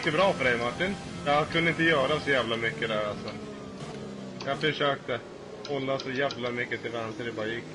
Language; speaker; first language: Swedish; native; Swedish